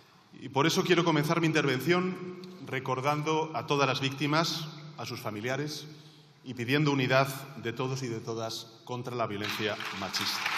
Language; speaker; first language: Spanish; native; Spanish